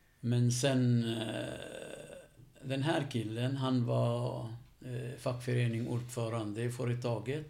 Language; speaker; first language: Swedish; non-native, fluent; Arabic